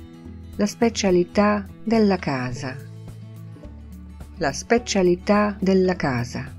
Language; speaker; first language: Italian; non-native, fluent; Polish